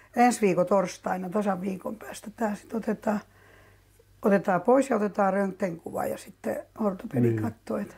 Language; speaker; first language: Finnish; native; Finnish